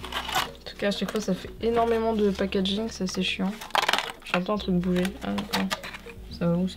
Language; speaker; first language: French; native; French